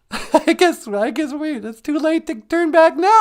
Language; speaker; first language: English; native; English